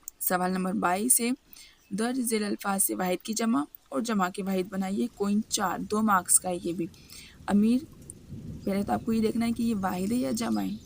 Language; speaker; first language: Urdu; native; Urdu